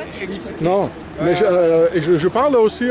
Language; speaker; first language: French; non-native, fluent; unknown